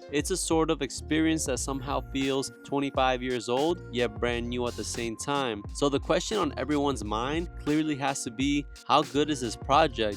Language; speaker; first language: English; native; English